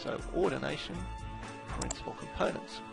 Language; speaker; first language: English; native; English